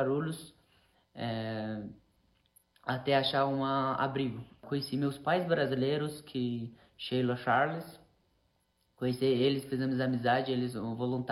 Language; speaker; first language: Portuguese; non-native, learner; Persian